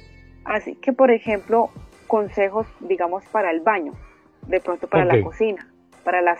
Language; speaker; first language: Spanish; native; Spanish